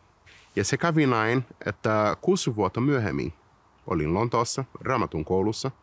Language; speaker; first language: Finnish; non-native, fluent; Portuguese